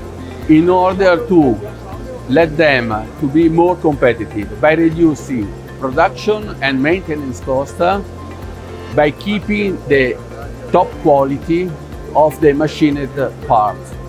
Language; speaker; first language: English; non-native, fluent; Italian